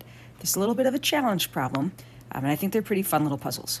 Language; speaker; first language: English; native; English